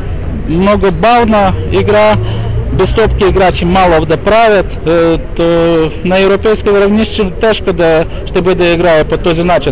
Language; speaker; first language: Bulgarian; non-native, learner; Russian